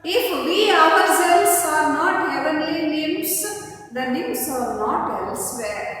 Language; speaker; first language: English; non-native, local second language; Kannada